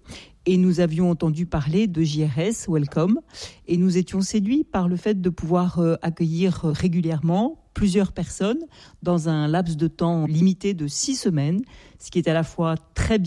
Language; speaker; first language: French; native; French